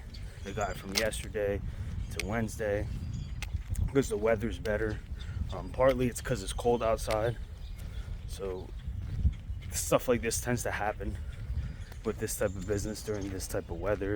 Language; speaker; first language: English; native; English